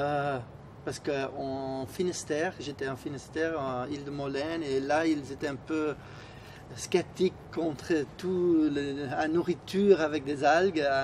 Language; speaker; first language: French; non-native, fluent; Spanish